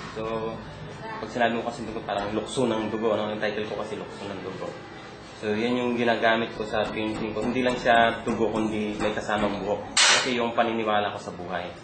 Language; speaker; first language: Filipino; native; Filipino